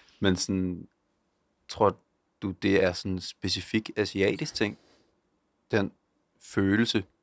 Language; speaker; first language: Danish; native; Danish